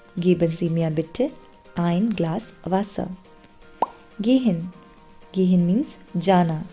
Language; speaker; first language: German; non-native, fluent; Punjabi